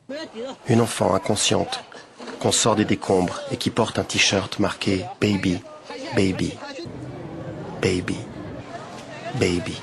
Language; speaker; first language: French; native; French